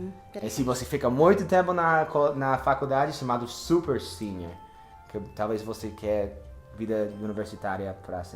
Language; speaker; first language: Portuguese; non-native, fluent; English